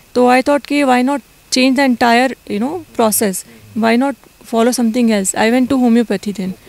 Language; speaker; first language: Hindi; native; Hindi